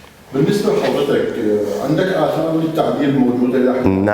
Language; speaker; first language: Arabic; native; Arabic